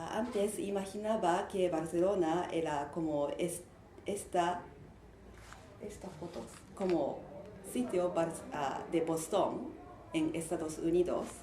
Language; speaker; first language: Spanish; non-native, learner; Japanese